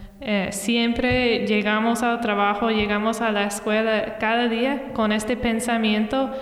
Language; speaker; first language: Spanish; non-native, fluent; English